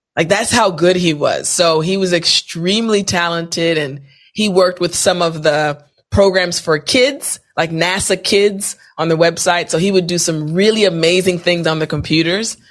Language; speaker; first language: English; native; English